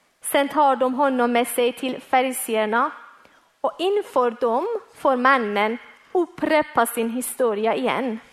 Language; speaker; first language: Swedish; early bilingual, other home language; Persian